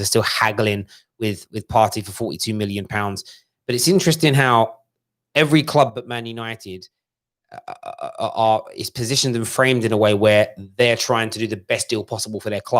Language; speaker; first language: English; native; English